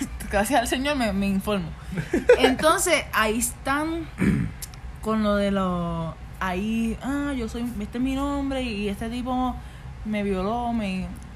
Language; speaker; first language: Spanish; native; Spanish